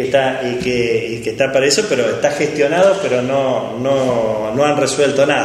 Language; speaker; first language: Spanish; native; Spanish